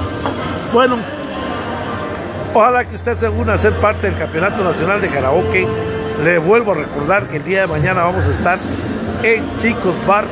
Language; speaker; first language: Spanish; native; Spanish